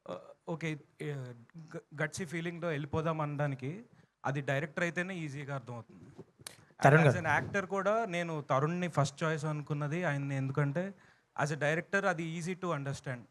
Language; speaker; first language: Telugu; native; Telugu